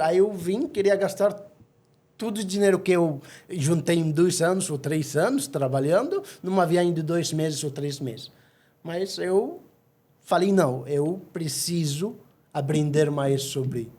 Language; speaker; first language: Portuguese; non-native, fluent; Arabic